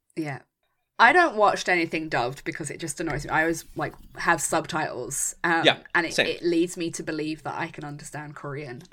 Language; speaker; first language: English; native; English